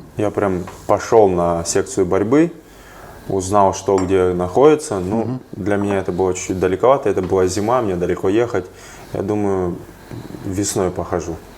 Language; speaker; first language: Russian; native; Russian